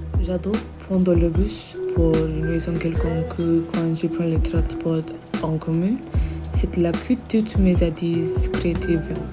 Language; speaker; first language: French; non-native, learner; English